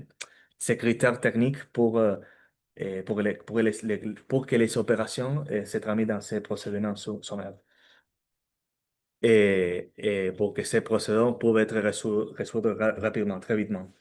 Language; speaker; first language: French; non-native, fluent; Spanish